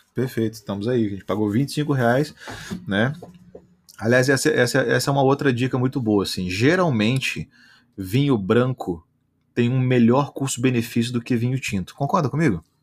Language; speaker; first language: Portuguese; native; Portuguese